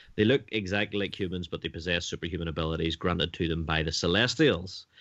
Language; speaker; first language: English; native; English